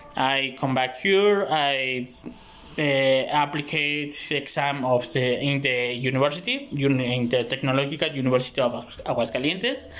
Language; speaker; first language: English; non-native, learner; Spanish